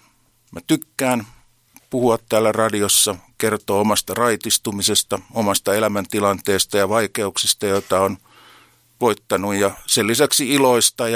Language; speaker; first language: Finnish; native; Finnish